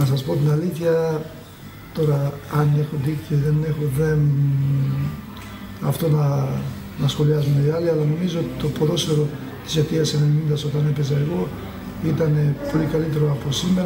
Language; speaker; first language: Greek; non-native, fluent; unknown